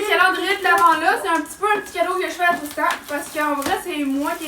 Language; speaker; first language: French; native; French